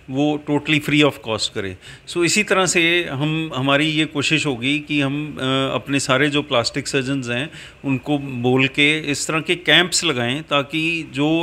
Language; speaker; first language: Hindi; native; Hindi